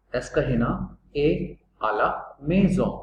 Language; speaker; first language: French; non-native, fluent; Hindi